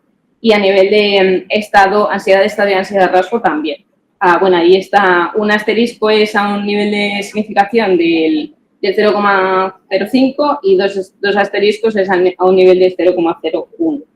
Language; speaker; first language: Spanish; native; Spanish